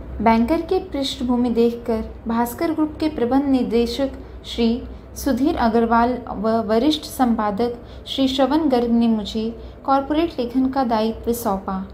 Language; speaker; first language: Hindi; native; Hindi